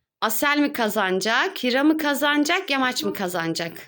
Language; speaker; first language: Turkish; native; Turkish